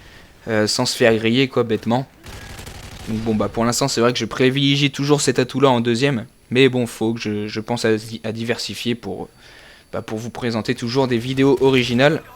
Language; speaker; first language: French; native; French